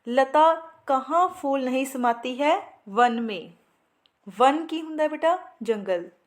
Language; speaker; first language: Hindi; non-native, local second language; Punjabi